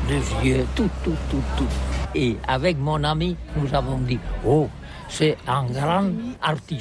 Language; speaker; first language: French; non-native, learner; Catalan